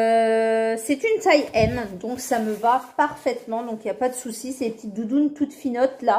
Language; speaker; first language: French; native; French